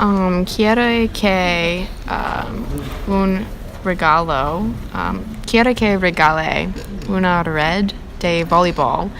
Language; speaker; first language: Spanish; non-native, learner; English